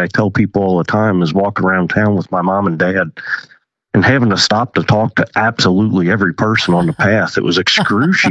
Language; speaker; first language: English; native; English